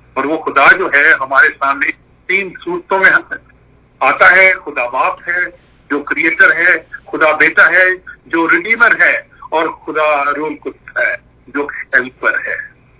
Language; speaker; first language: Urdu; non-native, local second language; Punjabi